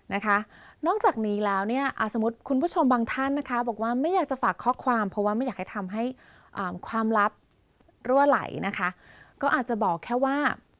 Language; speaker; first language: Thai; native; Thai